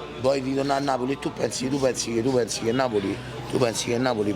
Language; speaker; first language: Italian; native; Italian